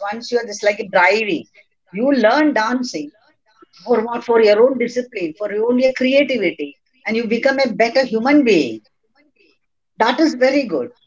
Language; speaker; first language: English; non-native, local second language; Malayalam